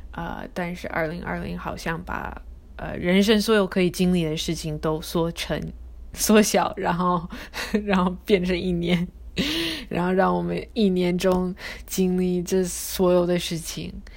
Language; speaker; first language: Chinese; early bilingual, heritage; Chinese